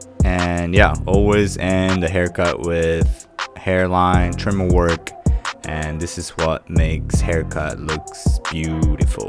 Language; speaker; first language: English; non-native, fluent; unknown